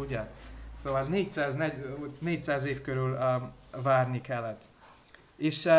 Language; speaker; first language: Hungarian; non-native, learner; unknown